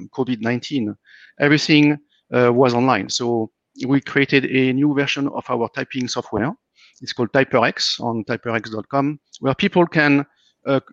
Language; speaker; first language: English; non-native, fluent; French